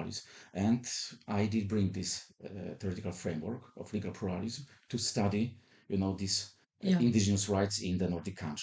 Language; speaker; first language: English; non-native, fluent; Polish